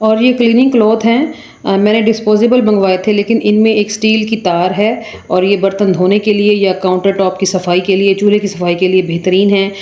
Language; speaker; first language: Urdu; native; Urdu